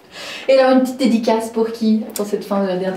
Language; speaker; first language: French; native; French